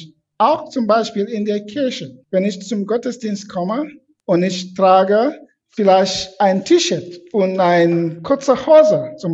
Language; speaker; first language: German; non-native, fluent; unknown